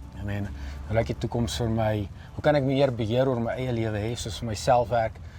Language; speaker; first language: Afrikaans; native; Afrikaans